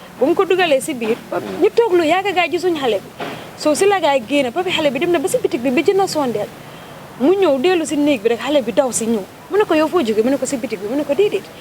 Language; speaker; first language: Wolof; non-native, local second language; Jola-Fonyi